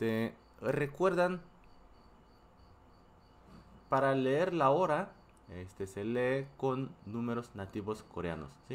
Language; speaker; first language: Spanish; non-native, fluent; Korean